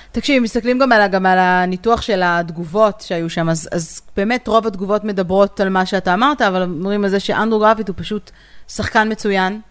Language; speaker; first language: Hebrew; native; Hebrew